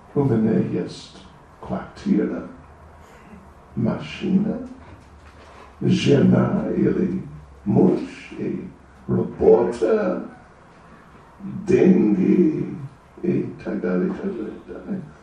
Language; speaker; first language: Russian; non-native, learner; English